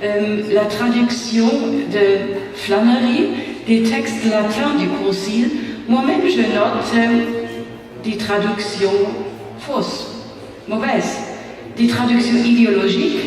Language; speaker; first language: French; non-native, fluent; German